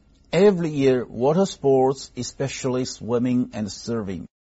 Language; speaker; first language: English; non-native, fluent; Chinese